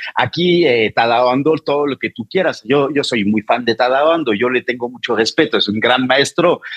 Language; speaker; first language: Spanish; non-native, fluent; French